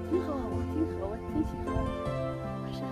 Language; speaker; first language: Chinese; non-native, learner; Persian